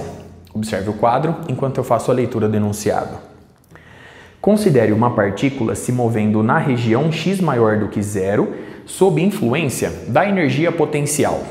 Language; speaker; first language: Portuguese; native; Portuguese